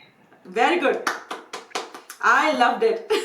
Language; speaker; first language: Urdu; non-native, local second language; Punjabi